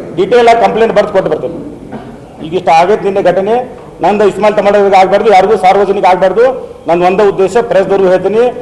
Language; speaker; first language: Kannada; non-native, local second language; Urdu